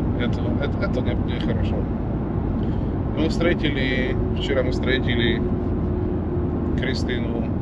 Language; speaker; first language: Russian; non-native, learner; Slovak